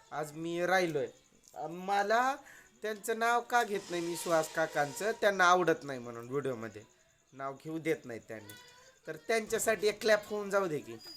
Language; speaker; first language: Marathi; native; Marathi